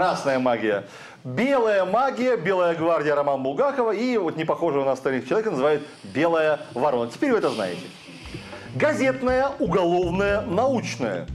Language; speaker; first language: Russian; native; Russian